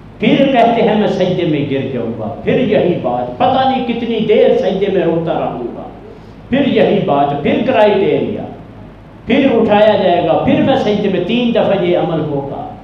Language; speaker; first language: Urdu; non-native, local second language; Punjabi